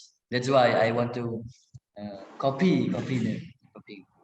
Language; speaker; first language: English; non-native, learner; Indonesian